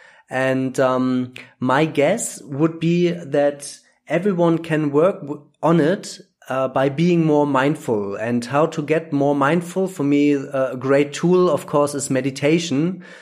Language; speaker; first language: English; non-native, fluent; German